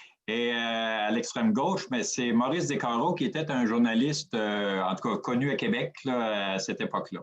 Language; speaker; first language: French; native; French